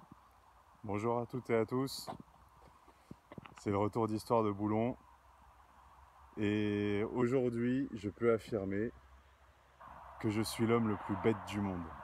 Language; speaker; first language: French; native; French